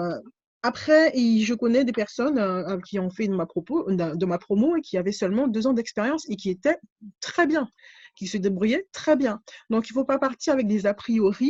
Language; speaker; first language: French; native; French